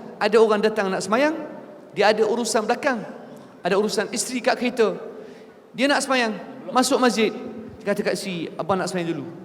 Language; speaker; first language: Malay; non-native, fluent; Arabic